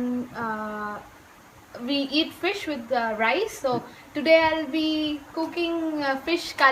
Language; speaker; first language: English; non-native, local second language; Bangla